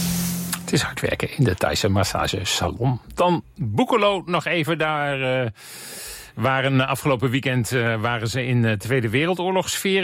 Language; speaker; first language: Dutch; native; Dutch